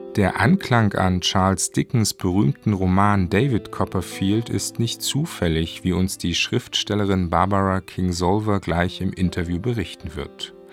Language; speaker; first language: German; native; German